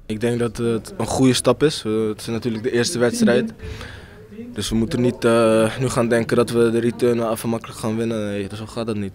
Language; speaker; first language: Dutch; native; Dutch